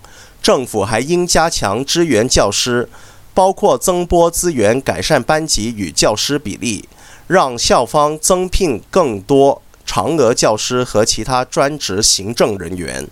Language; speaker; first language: Chinese; non-native, local second language; Cantonese